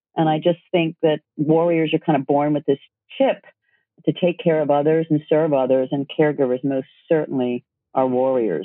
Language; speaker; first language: English; native; English